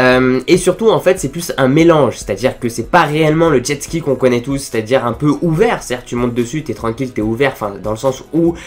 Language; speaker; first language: French; native; French